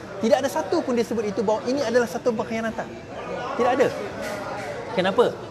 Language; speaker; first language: Malay; native; Malay